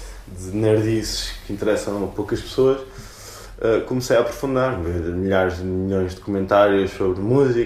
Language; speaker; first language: Portuguese; native; Portuguese